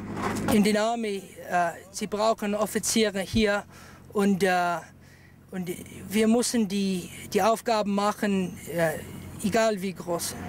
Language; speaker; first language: German; non-native, learner; English